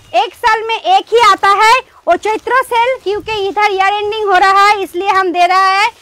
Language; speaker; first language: Hindi; non-native, local second language; Bangla